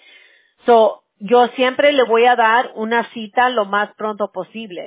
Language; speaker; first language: Spanish; early bilingual, heritage; Spanish